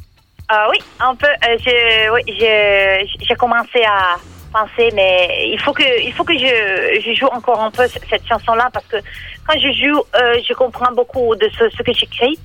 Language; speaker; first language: French; non-native, learner; Italian